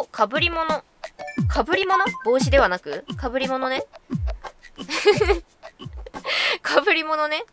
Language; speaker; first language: Japanese; native; Japanese